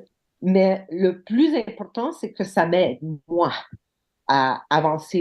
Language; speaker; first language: French; non-native, local second language; English